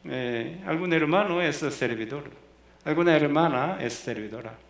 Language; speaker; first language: Spanish; non-native, fluent; Korean